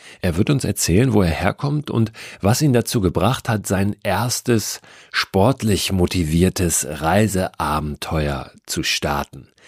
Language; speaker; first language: German; native; German